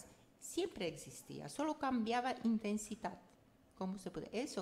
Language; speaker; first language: Spanish; non-native, fluent; Polish